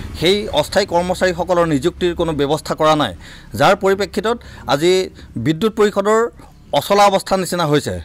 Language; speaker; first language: Assamese; native; Assamese